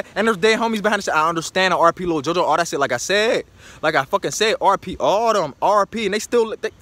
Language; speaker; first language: English; native; English